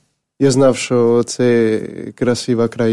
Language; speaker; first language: Ukrainian; non-native, learner; Spanish